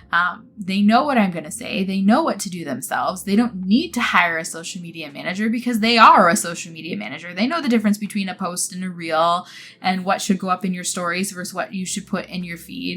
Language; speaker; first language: English; native; English